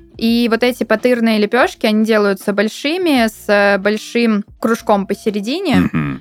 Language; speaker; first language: Russian; native; Russian